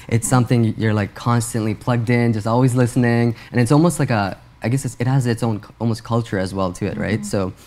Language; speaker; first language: English; native; English